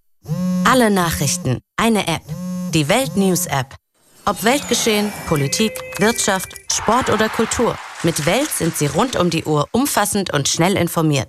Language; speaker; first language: German; native; German